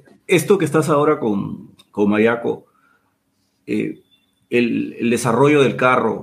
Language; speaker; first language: Spanish; native; Spanish